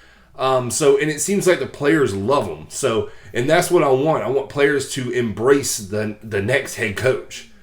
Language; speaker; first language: English; native; English